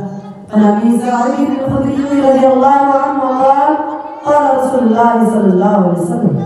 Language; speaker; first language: Arabic; non-native, learner; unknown